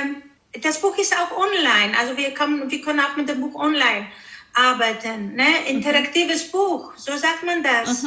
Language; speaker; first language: German; non-native, fluent; Greek